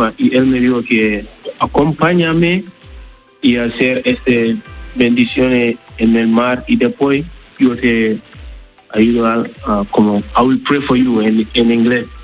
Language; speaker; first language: Spanish; non-native, learner; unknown